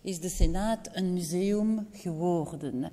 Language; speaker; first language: Dutch; non-native, local second language; French